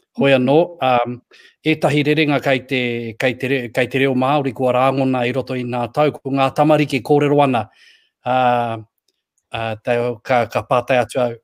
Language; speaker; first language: Māori; non-native, local second language; English